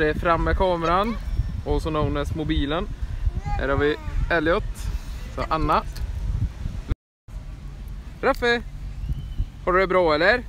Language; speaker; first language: Swedish; native; Swedish